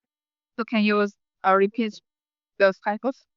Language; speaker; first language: English; non-native, learner; Vietnamese